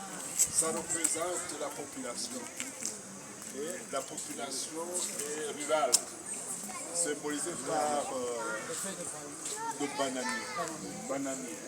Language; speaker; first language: French; non-native, local second language; Rundi